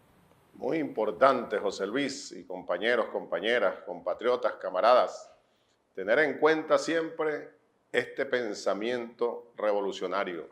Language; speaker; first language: Spanish; native; Spanish